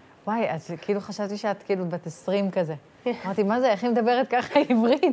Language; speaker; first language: Hebrew; native; Hebrew